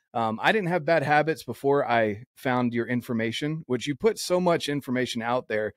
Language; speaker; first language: English; native; English